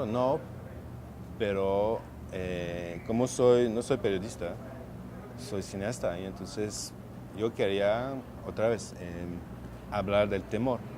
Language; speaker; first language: Spanish; non-native, fluent; French